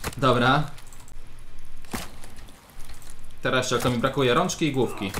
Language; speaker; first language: Polish; native; Polish